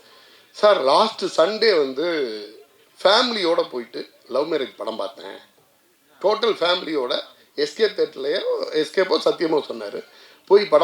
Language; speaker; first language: Tamil; native; Tamil